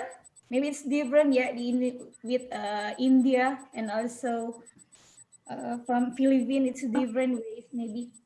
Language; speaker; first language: English; non-native, learner; Indonesian